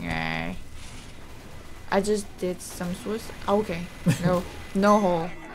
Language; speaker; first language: English; non-native, learner; Korean